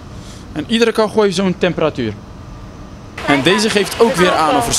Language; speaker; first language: Dutch; native; Dutch